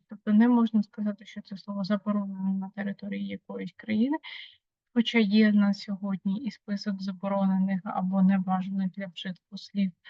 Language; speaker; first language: Ukrainian; native; Ukrainian